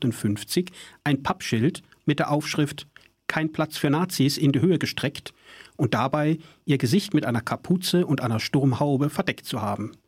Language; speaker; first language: German; native; German